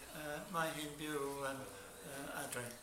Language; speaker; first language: Welsh; non-native, learner; English